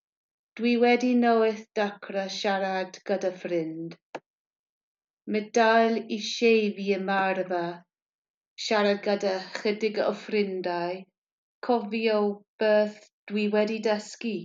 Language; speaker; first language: Welsh; non-native, learner; English